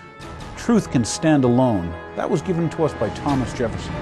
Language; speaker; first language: English; native; English